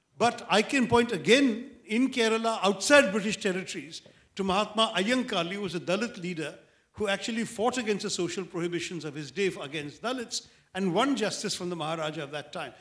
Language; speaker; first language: English; non-native, local second language; Malayalam